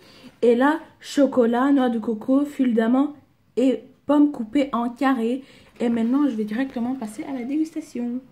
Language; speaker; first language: French; non-native, learner; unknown